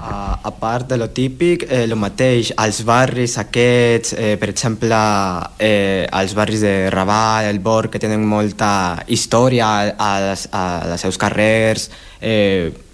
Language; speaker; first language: Catalan; non-native, fluent; Spanish